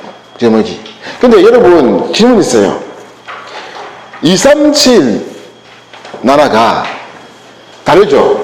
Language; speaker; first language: Korean; non-native, learner; French